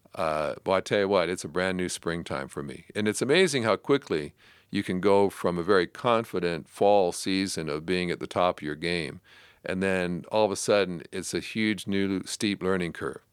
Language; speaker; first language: English; native; English